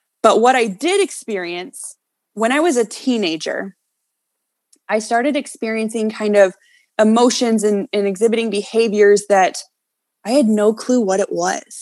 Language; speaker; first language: English; native; English